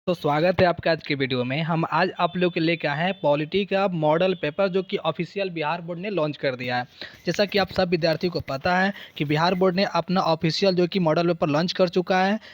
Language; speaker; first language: Hindi; native; Hindi